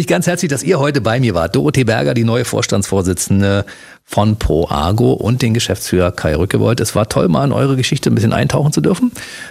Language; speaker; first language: German; native; German